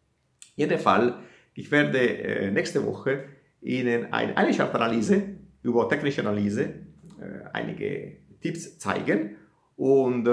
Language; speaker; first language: German; non-native, fluent; Italian